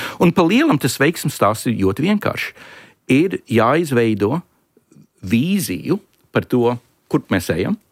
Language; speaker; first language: Latvian; early bilingual, heritage; Latvian